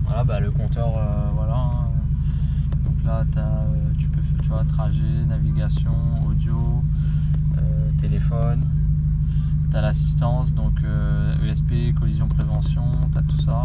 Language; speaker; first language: French; native; French